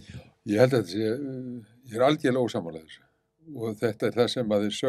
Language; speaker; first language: Icelandic; native; Icelandic